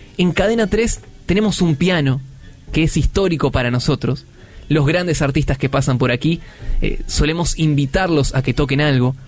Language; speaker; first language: Spanish; native; Spanish